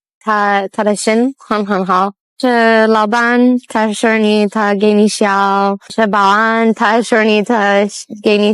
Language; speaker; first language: Chinese; non-native, learner; English